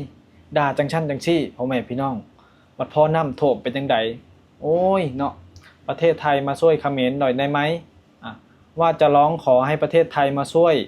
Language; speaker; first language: Thai; non-native, local second language; Lao